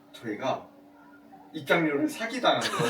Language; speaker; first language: Korean; native; Korean